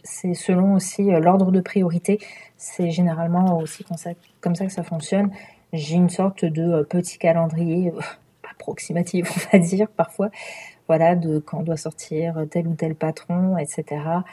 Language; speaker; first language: French; native; French